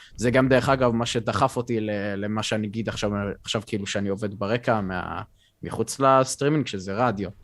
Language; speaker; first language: Hebrew; native; Hebrew